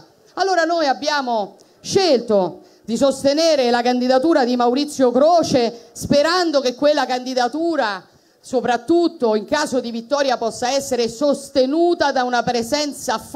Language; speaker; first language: Italian; native; Italian